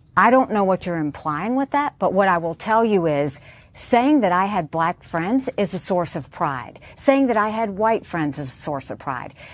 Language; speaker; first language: English; native; English